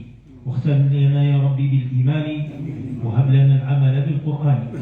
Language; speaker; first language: Arabic; native; Arabic